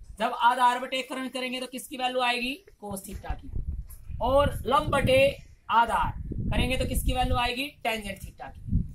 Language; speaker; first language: Hindi; native; Hindi